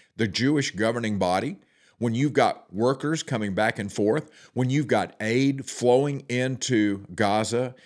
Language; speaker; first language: English; native; English